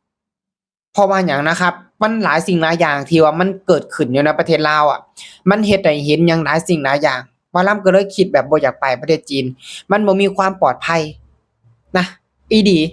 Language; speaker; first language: Thai; non-native, local second language; Northeastern Thai